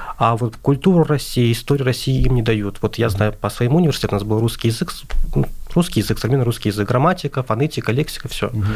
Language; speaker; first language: Russian; non-native, local second language; Azerbaijani